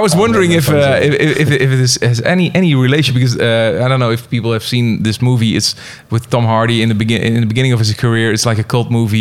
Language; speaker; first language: English; non-native, fluent; Dutch